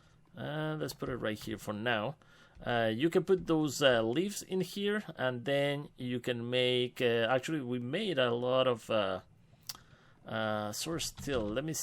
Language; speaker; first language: English; non-native, fluent; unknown